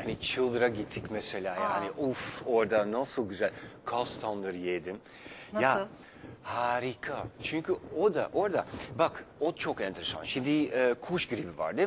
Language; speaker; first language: Turkish; non-native, fluent; Dutch